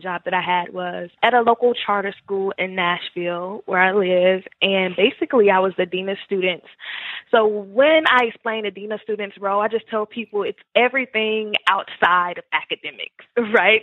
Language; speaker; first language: English; native; English